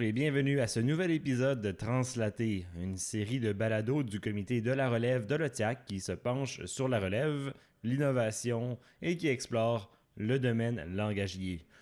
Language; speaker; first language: French; native; French